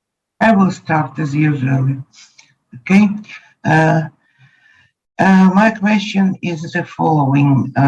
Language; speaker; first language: English; non-native, learner; Ukrainian